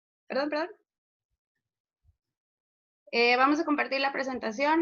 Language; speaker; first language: Spanish; native; Spanish